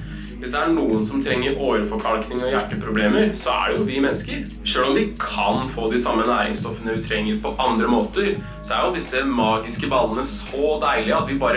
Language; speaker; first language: Norwegian; native; Norwegian